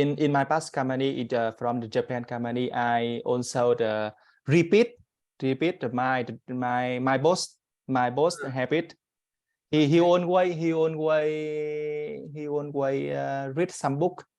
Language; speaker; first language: English; non-native, learner; Vietnamese